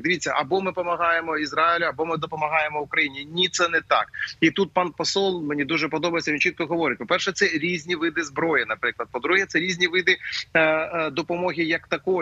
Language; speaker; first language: Ukrainian; native; Ukrainian